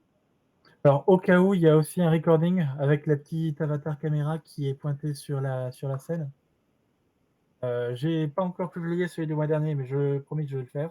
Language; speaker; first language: French; native; French